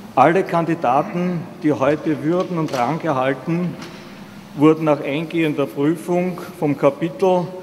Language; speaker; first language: German; native; German